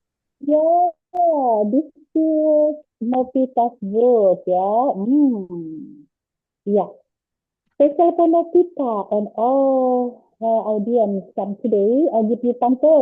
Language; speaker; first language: English; non-native, learner; Indonesian